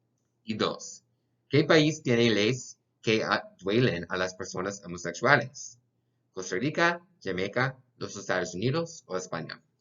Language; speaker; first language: Spanish; non-native, learner; English